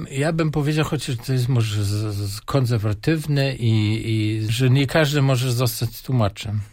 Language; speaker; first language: Polish; non-native, fluent; German